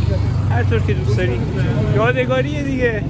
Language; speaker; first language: Persian; native; Persian